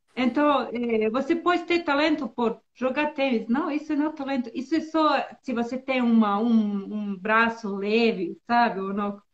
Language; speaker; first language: Portuguese; non-native, learner; Bosnian